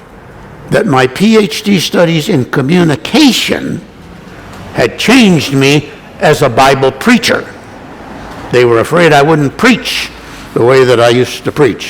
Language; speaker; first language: English; native; English